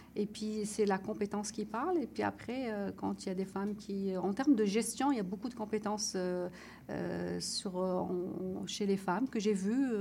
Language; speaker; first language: French; non-native, local second language; Arabic